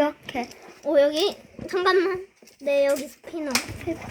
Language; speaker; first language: Korean; native; Korean